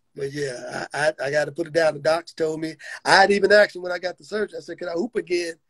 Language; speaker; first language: English; native; English